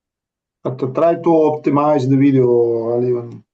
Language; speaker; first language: English; non-native, learner; Italian